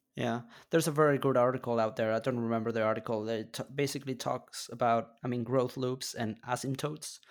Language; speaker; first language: English; non-native, fluent; Spanish